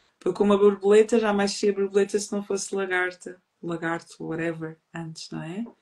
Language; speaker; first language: Portuguese; native; Portuguese